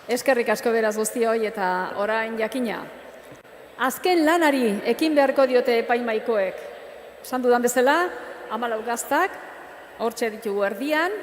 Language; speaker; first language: Basque; native; Basque